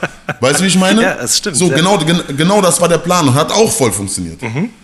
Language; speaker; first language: German; native; German